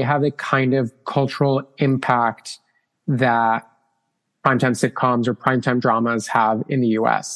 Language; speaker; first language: English; non-native, fluent; Spanish